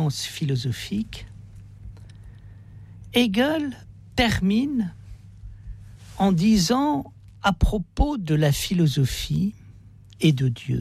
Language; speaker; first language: French; native; French